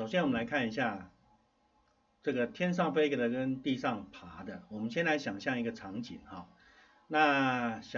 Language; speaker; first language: Chinese; native; Chinese